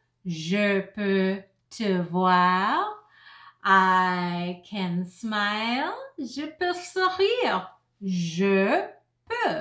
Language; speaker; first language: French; non-native, fluent; English